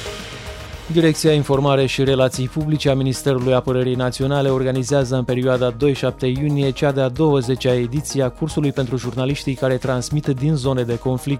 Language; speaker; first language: Romanian; native; Romanian